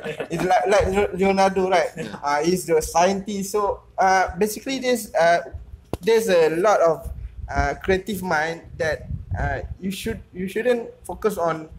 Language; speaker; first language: English; non-native, local second language; Malay